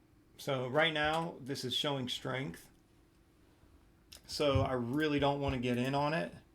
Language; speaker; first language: English; native; English